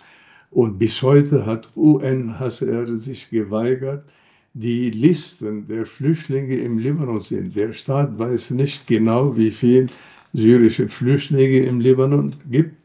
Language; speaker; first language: German; non-native, fluent; Arabic